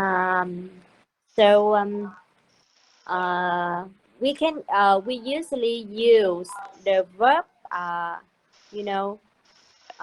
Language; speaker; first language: English; non-native, learner; Vietnamese